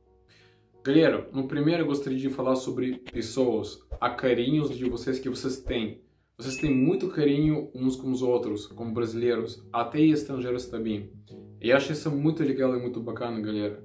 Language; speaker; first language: Portuguese; non-native, learner; Russian